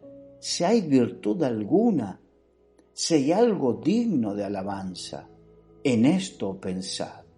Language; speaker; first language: Spanish; native; Spanish